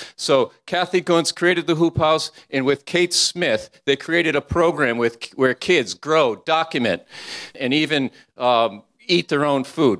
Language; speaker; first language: English; native; English